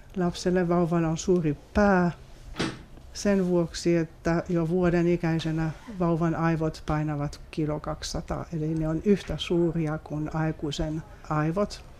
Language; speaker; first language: Finnish; non-native, fluent; French